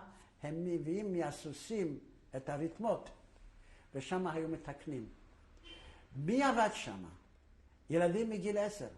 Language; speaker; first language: Hebrew; non-native, fluent; Yiddish